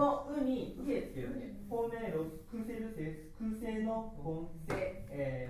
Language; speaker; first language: Japanese; native; Japanese